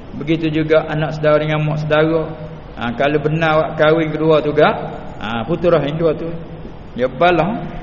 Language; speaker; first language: Malay; native; Malay